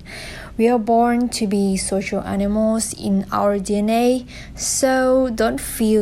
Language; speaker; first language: English; non-native, fluent; Thai